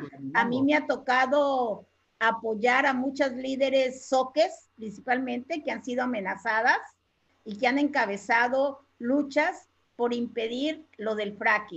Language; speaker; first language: Spanish; native; Spanish